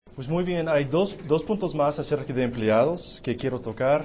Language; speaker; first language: Spanish; non-native, fluent; English